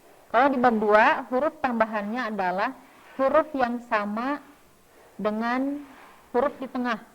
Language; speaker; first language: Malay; non-native, local second language; Sundanese